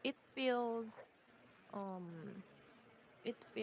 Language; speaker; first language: English; non-native, learner; Korean